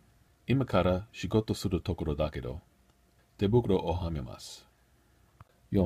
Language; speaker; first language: Japanese; non-native, learner; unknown